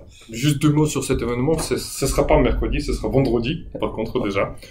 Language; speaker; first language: French; non-native, fluent; Russian